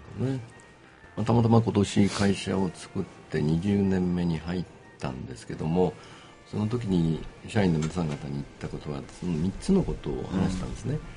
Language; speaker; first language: Japanese; native; Japanese